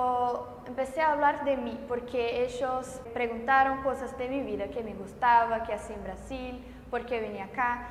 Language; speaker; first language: Spanish; non-native, fluent; Portuguese